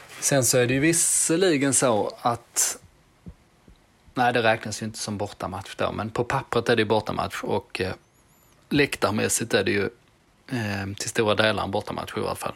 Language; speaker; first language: Swedish; native; Swedish